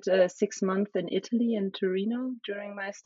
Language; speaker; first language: English; non-native, fluent; German